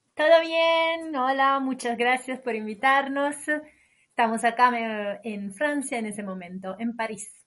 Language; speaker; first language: Spanish; non-native, fluent; Italian